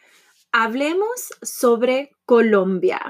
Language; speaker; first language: Spanish; non-native, fluent; English